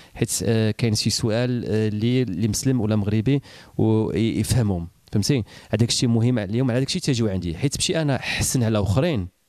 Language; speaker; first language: Arabic; early bilingual, heritage; Arabic